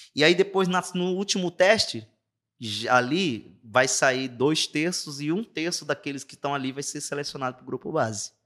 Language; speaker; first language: Portuguese; native; Portuguese